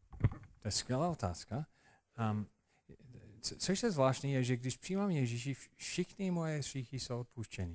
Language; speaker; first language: Czech; non-native, fluent; English